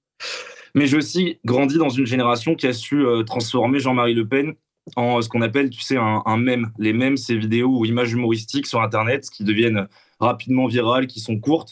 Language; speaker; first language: French; native; French